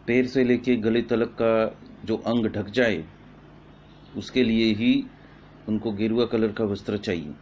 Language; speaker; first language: Hindi; non-native, local second language; Gujarati